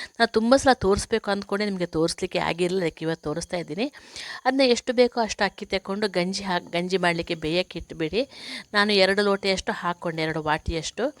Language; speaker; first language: Kannada; non-native, local second language; Tulu